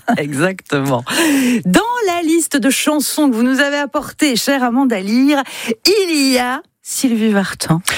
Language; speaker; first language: French; native; French